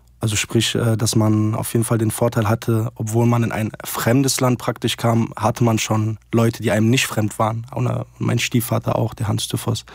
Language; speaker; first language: German; early bilingual, other home language; Arabic